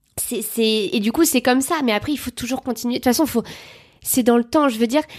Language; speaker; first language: French; native; French